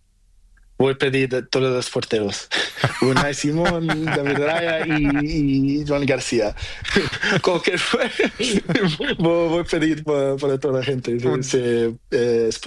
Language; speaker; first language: Spanish; non-native, learner; Portuguese